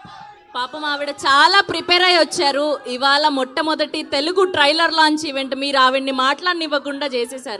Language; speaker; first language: Telugu; native; Telugu